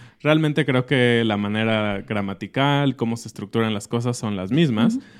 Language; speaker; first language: Spanish; native; Spanish